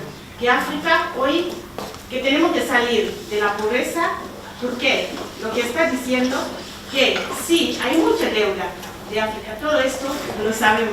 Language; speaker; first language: Spanish; non-native, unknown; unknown